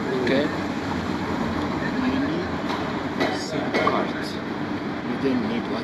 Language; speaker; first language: English; non-native, learner; Arabic